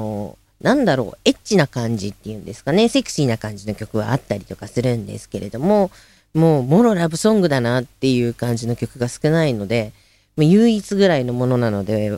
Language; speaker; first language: Japanese; native; Japanese